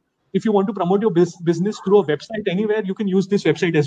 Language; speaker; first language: English; non-native, local second language; Hindi